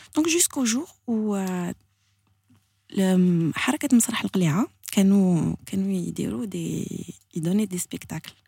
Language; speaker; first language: French; non-native, local second language; Arabic